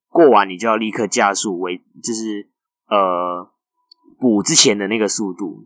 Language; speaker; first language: Chinese; non-native, fluent; Cantonese